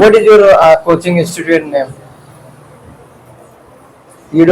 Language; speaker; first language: English; non-native, fluent; Hindi